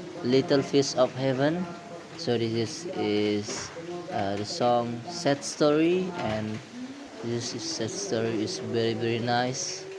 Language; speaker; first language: English; non-native, learner; Indonesian